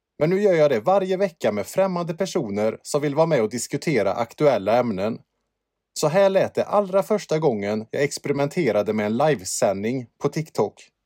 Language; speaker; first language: Swedish; native; Swedish